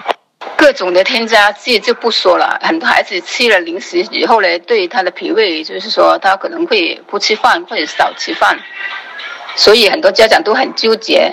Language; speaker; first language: Chinese; native; Chinese